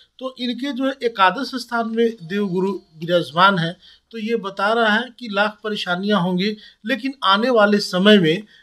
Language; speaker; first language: Hindi; native; Hindi